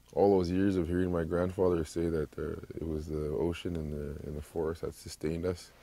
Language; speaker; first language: English; native; English